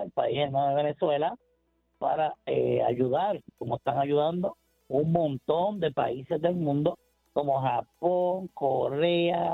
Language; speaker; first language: Spanish; native; Spanish